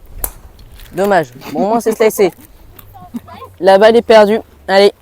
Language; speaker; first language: French; native; French